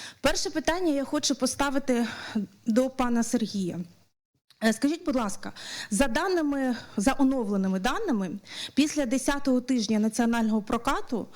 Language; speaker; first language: Ukrainian; native; Ukrainian